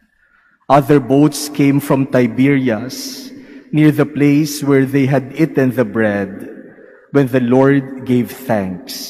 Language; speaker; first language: English; non-native, local second language; Filipino